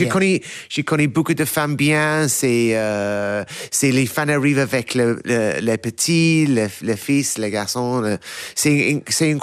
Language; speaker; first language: French; non-native, learner; English